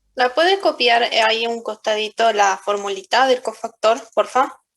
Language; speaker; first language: Spanish; native; Spanish